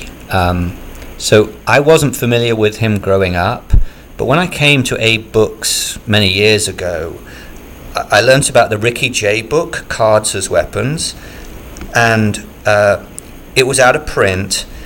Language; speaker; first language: English; native; English